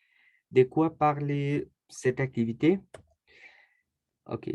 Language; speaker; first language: French; non-native, learner; Spanish